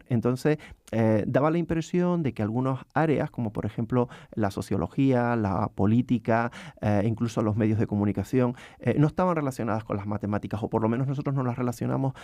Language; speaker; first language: Spanish; native; Spanish